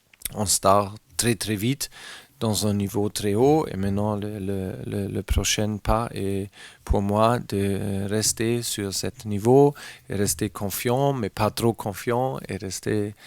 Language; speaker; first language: French; non-native, learner; German